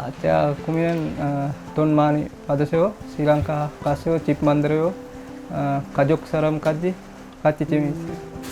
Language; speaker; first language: Korean; non-native, learner; Sinhala